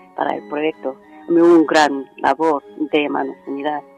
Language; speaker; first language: Spanish; non-native, learner; Korean